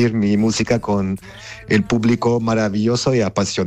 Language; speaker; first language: Spanish; non-native, fluent; Armenian